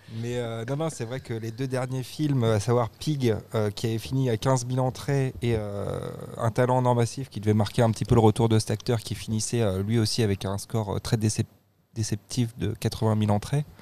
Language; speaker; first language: French; native; French